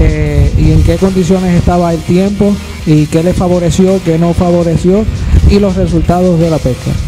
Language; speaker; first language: Spanish; native; Spanish